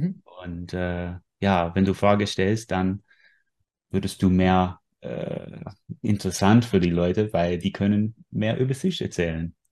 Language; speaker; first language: German; non-native, fluent; English